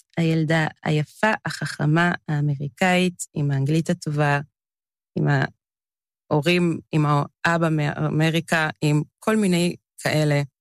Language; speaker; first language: Hebrew; early bilingual, other home language; English